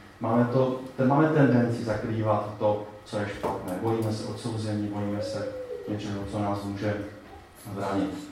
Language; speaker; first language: Czech; native; Czech